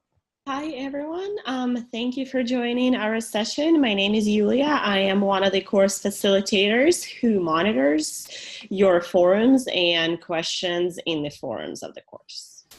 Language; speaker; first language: English; non-native, fluent; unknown